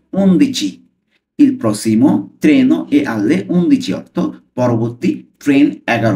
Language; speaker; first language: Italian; non-native, fluent; Bangla